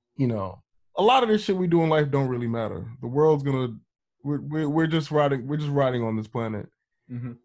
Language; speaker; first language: English; native; English